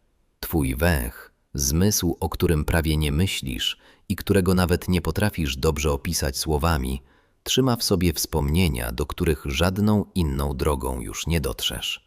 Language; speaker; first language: Polish; native; Polish